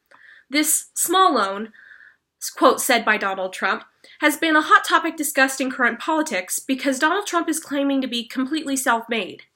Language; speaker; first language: English; native; English